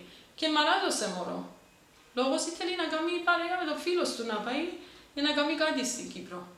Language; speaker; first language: Greek; non-native, learner; Persian